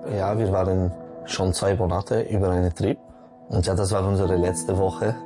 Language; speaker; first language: German; non-native, local second language; French